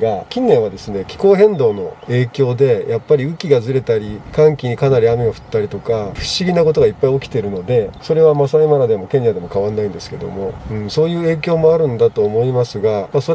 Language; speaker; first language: Japanese; native; Japanese